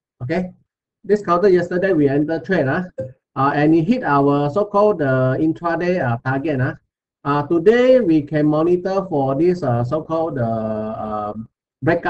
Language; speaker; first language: English; non-native, local second language; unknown